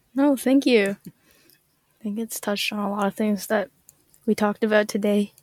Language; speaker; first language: English; native; English